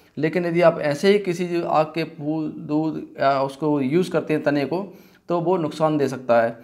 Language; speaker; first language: Hindi; native; Hindi